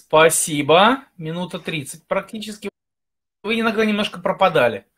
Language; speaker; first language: Russian; native; Russian